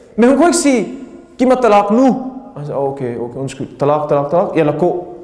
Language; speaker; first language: Danish; early bilingual, other home language; Urdu